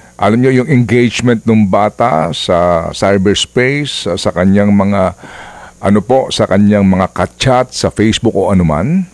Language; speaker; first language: Filipino; non-native, local second language; Waray